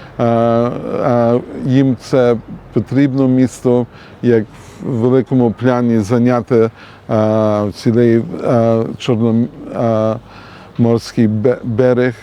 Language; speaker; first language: Ukrainian; early bilingual, heritage; Ukrainian